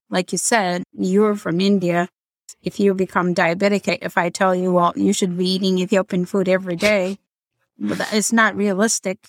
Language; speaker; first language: English; non-native, fluent; Amharic